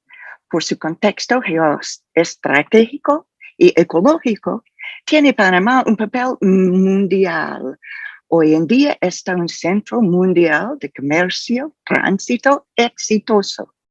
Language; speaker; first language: Spanish; non-native, fluent; English